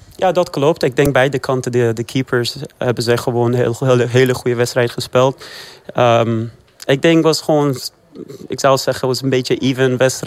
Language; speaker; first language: Dutch; early bilingual, other home language; Persian